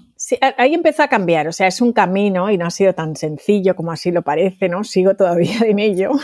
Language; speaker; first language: Spanish; native; Spanish